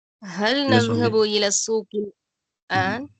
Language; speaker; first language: Arabic; non-native, learner; Tamil